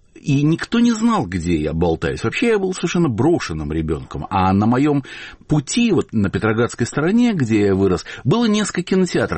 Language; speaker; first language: Russian; native; Russian